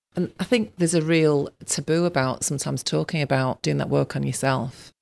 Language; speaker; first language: English; native; English